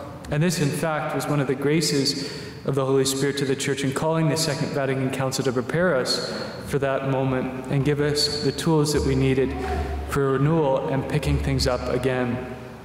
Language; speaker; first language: English; native; English